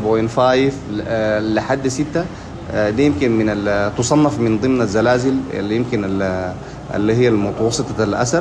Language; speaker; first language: Arabic; native; Arabic